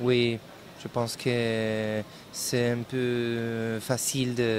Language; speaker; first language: French; non-native, learner; Spanish